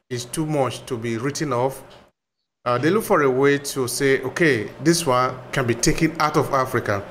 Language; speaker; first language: English; non-native, local second language; Bini